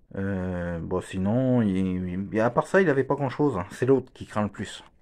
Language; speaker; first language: French; native; French